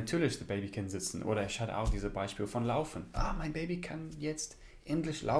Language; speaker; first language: German; non-native, learner; English